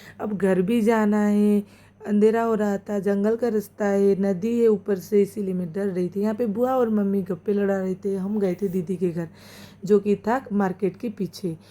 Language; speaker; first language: Hindi; non-native, local second language; Assamese